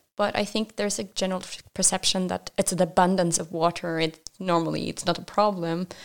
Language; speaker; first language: English; non-native, fluent; Norwegian